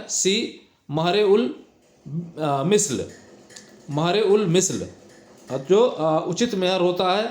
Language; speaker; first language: Hindi; native; Hindi